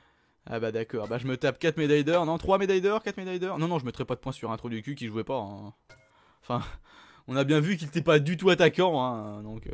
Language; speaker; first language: French; native; French